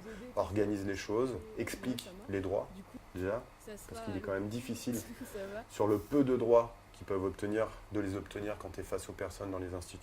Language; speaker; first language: French; native; French